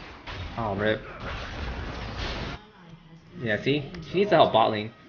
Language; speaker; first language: English; native; English